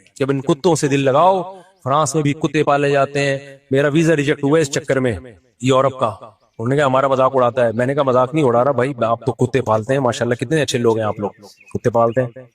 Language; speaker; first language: Urdu; native; Urdu